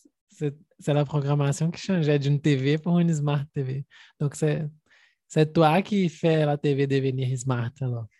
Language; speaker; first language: French; non-native, fluent; Portuguese